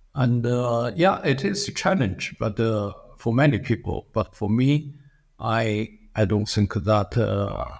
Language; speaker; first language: English; non-native, fluent; Chinese